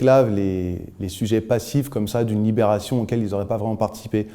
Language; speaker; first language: French; native; French